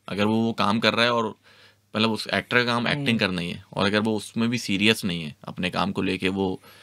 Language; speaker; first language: Urdu; native; Urdu